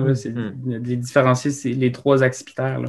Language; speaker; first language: French; native; French